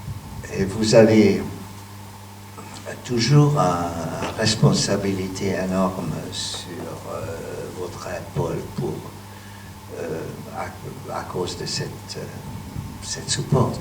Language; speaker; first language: French; non-native, fluent; Hungarian